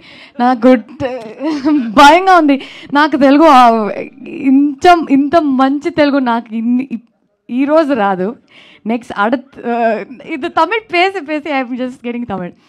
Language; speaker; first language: Telugu; non-native, local second language; Kannada